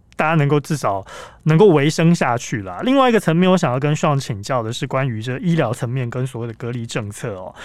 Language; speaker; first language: Chinese; native; Chinese